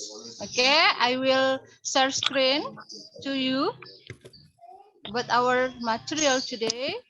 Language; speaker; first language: English; non-native, learner; Indonesian